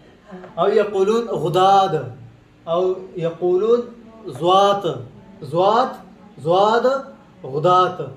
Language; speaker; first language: Arabic; non-native, learner; Pashto